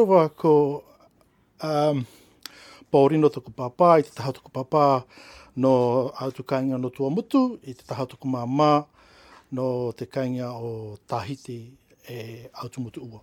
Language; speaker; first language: English; non-native, fluent; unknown